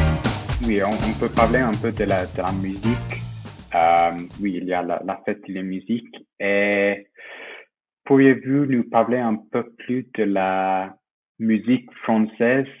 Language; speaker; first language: French; non-native, fluent; English